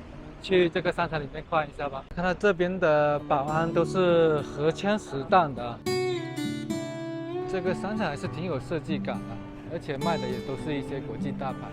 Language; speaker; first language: Chinese; native; Chinese